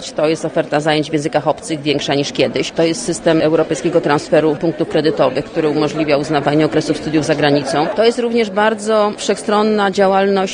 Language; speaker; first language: Polish; native; Polish